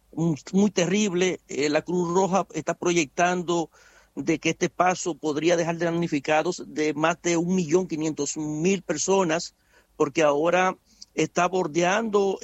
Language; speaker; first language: Spanish; native; Spanish